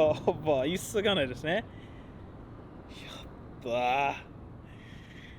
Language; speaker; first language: Japanese; non-native, learner; English